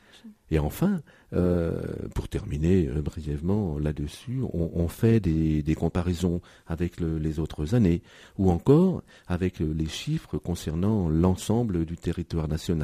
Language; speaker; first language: French; native; French